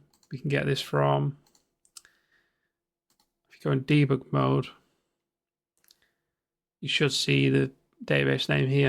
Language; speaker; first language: English; native; English